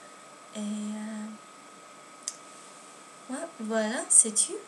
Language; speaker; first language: French; non-native, learner; English